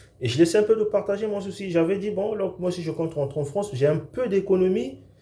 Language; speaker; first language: French; non-native, local second language; Lingala